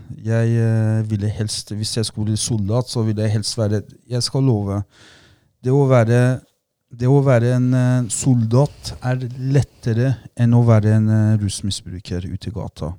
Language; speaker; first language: Norwegian; non-native, fluent; Persian